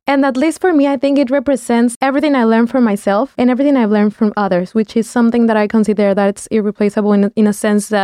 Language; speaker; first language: English; non-native, fluent; Spanish